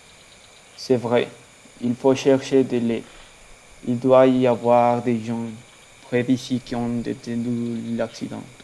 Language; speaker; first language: French; non-native, learner; Spanish